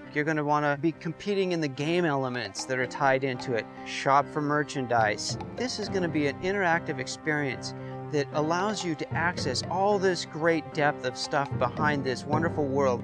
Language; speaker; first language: English; native; English